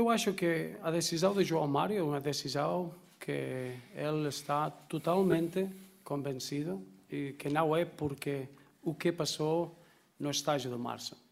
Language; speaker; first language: Portuguese; non-native, learner; Spanish